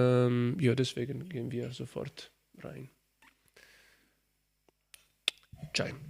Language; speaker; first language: German; non-native, learner; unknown